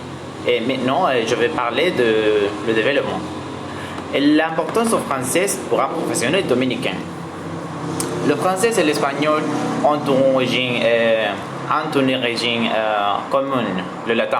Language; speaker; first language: French; non-native, learner; Spanish